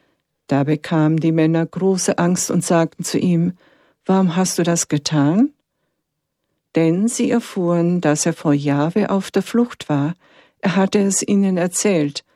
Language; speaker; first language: German; native; German